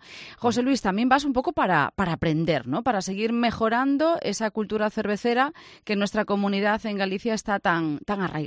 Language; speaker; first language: Spanish; native; Spanish